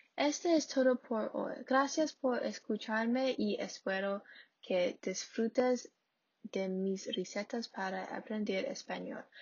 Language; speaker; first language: Spanish; non-native, learner; English